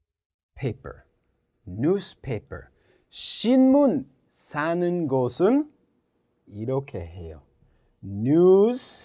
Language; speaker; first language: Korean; non-native, learner; English